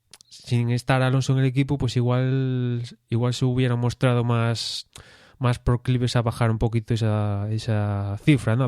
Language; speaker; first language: Spanish; native; Spanish